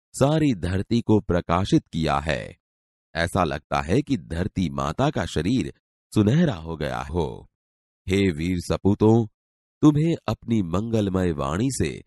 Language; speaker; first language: Hindi; non-native, local second language; Gujarati